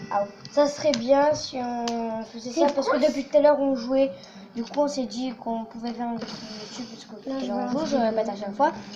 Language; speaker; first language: French; native; French